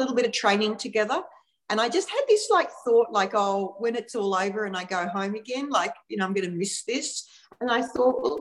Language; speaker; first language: English; native; English